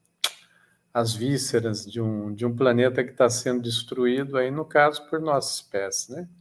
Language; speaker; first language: Portuguese; native; Portuguese